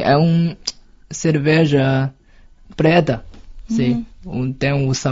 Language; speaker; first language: Portuguese; non-native, fluent; Chinese